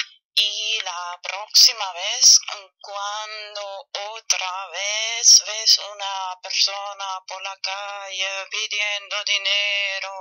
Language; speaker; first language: Spanish; non-native, fluent; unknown